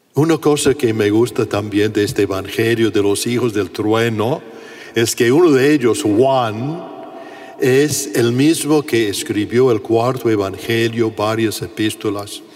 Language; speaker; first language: Spanish; non-native, fluent; English